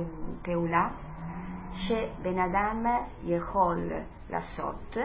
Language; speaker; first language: Hebrew; non-native, fluent; Italian